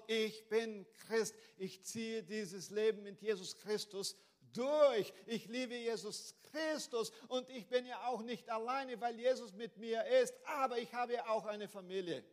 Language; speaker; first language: German; non-native, fluent; Portuguese